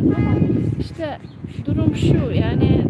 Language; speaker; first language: Turkish; non-native, fluent; Hungarian